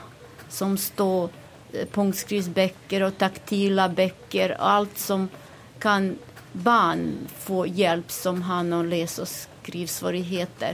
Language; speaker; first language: Swedish; non-native, fluent; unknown